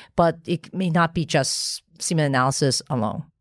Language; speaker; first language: English; non-native, local second language; Cantonese